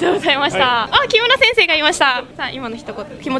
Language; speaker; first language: Japanese; native; Japanese